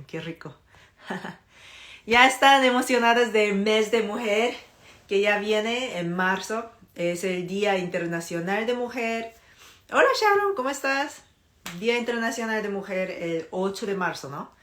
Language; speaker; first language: Spanish; non-native, fluent; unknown